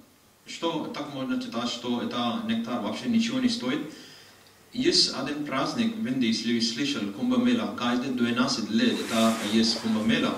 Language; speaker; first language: Russian; non-native, learner; Hindi